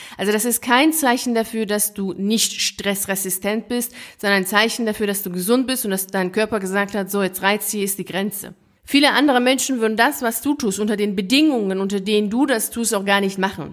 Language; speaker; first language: German; native; German